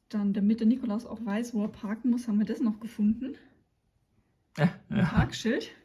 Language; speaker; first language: German; native; German